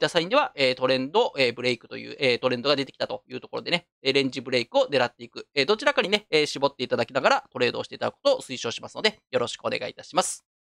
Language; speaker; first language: Japanese; native; Japanese